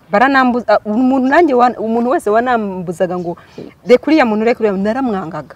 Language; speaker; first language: Kinyarwanda; early bilingual, other home language; Rundi